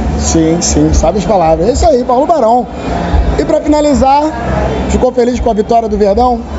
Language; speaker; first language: Portuguese; native; Portuguese